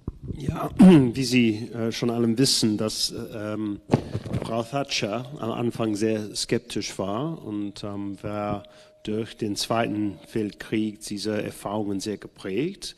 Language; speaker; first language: German; non-native, fluent; English